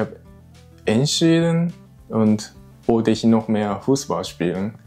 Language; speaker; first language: German; non-native, learner; Japanese